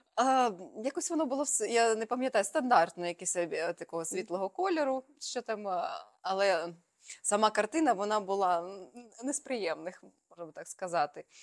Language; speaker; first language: Ukrainian; native; Ukrainian